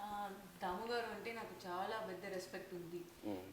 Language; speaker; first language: Telugu; non-native, learner; Tamil